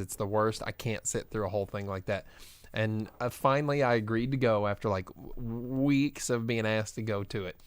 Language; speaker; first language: English; native; English